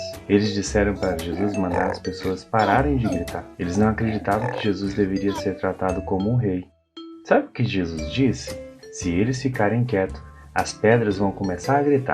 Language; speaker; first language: Portuguese; native; Portuguese